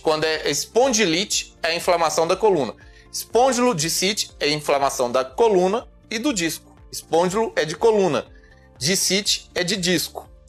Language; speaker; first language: Portuguese; native; Portuguese